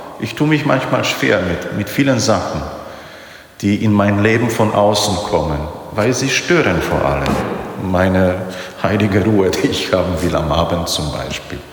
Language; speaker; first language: German; non-native, fluent; Polish